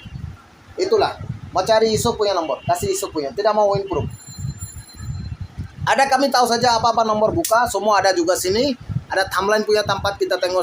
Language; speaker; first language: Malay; non-native, fluent; Bangla